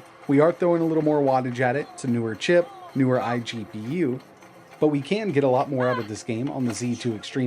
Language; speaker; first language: English; native; English